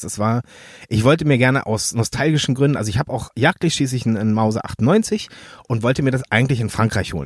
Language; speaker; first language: German; native; German